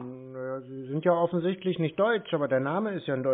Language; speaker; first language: German; native; German